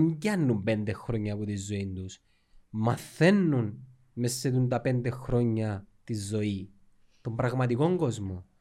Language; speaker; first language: Greek; native; Greek